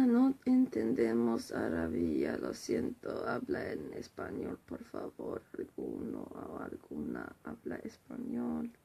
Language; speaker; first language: Spanish; non-native, learner; Swedish